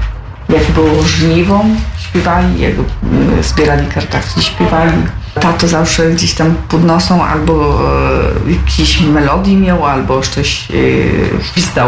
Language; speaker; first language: Polish; non-native, local second language; Belarusian